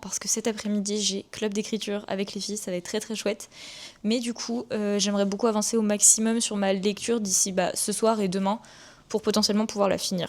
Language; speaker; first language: French; native; French